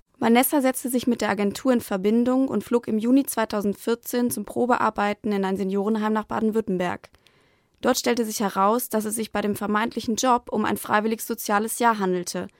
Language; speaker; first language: German; native; German